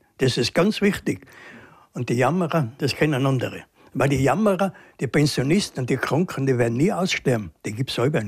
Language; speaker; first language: German; native; German